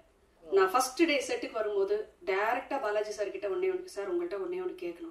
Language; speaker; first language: Tamil; native; Tamil